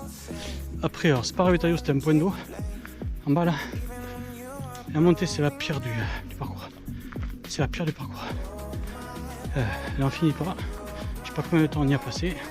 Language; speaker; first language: French; native; French